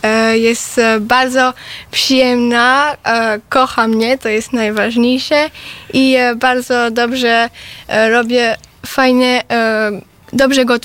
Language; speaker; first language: Polish; early bilingual, heritage; Polish